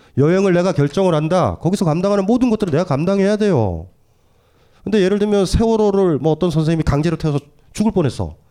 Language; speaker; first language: Korean; native; Korean